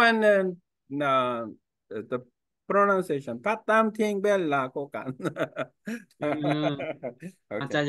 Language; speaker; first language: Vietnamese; non-native, learner; Korean